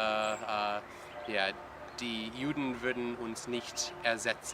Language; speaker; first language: German; non-native, learner; English